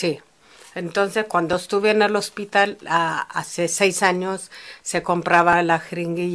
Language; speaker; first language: Spanish; non-native, fluent; Amharic